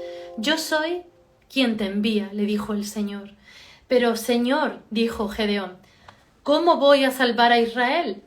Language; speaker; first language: Spanish; native; Spanish